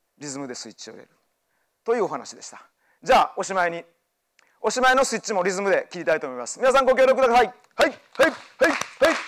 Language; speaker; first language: Japanese; native; Japanese